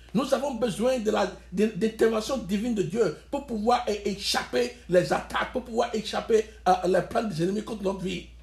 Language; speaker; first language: French; non-native, local second language; Yoruba